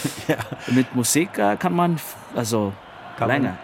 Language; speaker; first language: German; non-native, learner; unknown